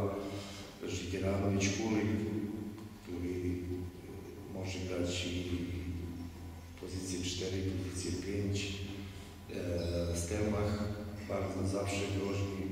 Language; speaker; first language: Polish; non-native, fluent; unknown